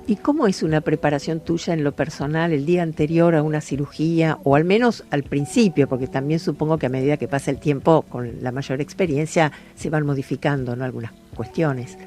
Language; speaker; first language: Spanish; native; Spanish